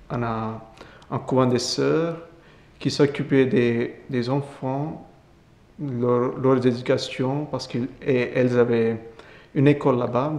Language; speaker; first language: French; non-native, fluent; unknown